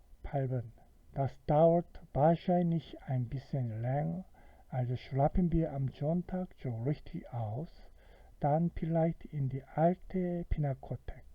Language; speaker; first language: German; non-native, fluent; Korean